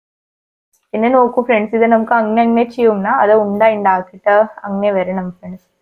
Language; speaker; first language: Malayalam; non-native, learner; Hindi